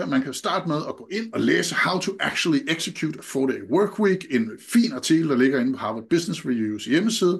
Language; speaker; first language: Danish; native; Danish